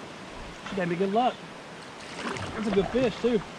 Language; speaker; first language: English; native; English